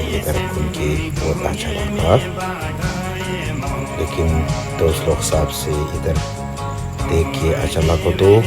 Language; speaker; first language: Hindi; non-native, learner; Tibetan